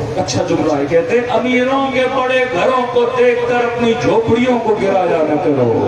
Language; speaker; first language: Urdu; non-native, local second language; Sindhi